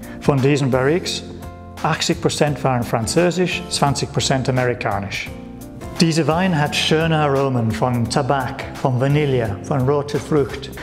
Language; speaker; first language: German; non-native, learner; English